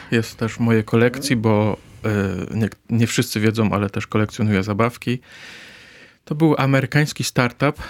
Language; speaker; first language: Polish; native; Polish